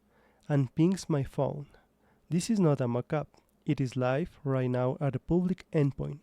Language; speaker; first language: English; non-native, fluent; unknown